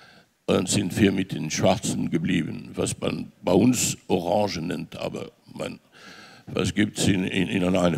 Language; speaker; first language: German; non-native, fluent; French